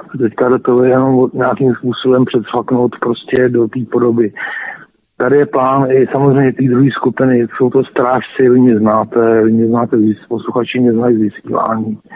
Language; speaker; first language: Czech; native; Czech